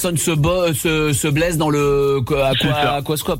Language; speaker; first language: French; native; French